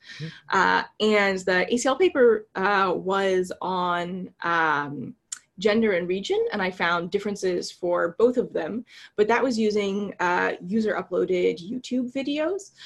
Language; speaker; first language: English; native; English